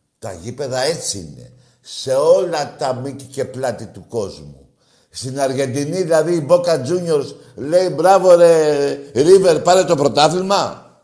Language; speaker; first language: Greek; native; Greek